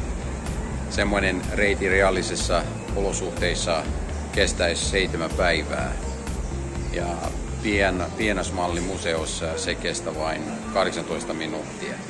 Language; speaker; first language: Finnish; non-native, fluent; Russian